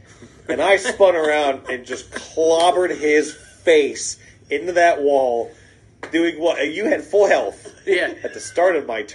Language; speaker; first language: English; native; English